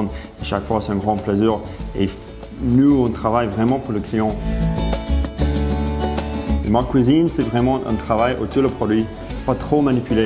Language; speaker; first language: French; non-native, fluent; English